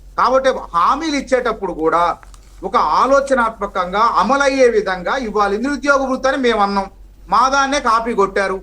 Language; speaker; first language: Telugu; native; Telugu